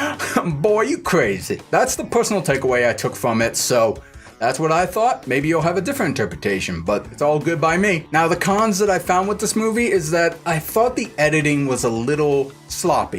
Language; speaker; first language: English; native; English